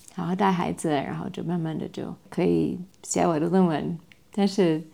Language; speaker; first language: Chinese; non-native, fluent; English